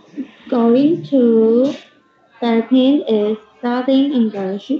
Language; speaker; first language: English; non-native, learner; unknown